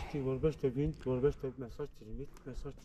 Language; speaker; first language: Romanian; non-native, learner; Turkish